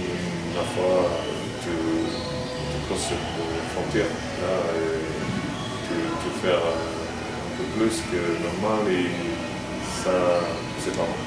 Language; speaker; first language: French; non-native, fluent; Croatian